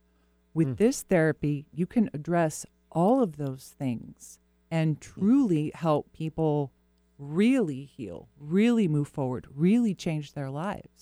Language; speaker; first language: English; native; English